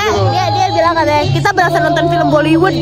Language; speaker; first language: Indonesian; native; Indonesian